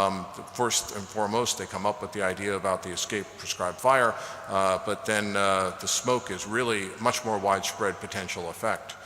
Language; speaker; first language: English; native; English